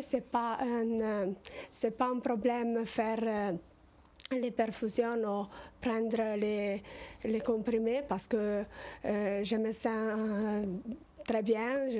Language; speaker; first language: French; non-native, learner; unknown